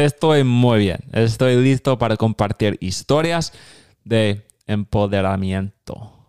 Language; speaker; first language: Spanish; non-native, fluent; English